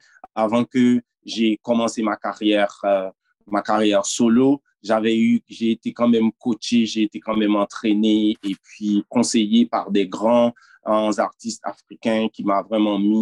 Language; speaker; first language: French; non-native, local second language; Haitian Creole